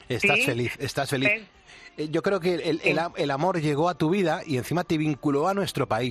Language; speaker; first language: Spanish; native; Spanish